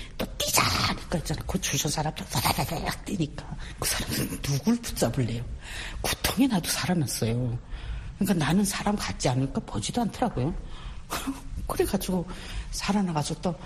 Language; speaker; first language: Korean; native; Korean